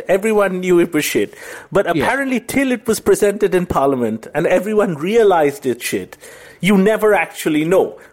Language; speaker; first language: English; non-native, local second language; Bangla